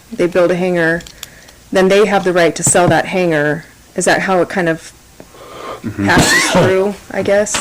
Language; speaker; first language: English; native; English